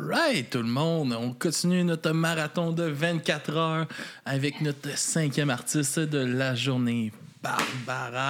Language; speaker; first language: French; native; French